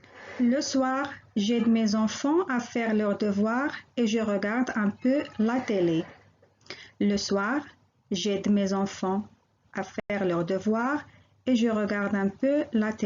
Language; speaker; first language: French; non-native, local second language; Arabic